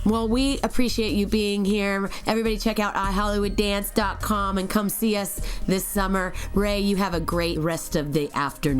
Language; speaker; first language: English; native; English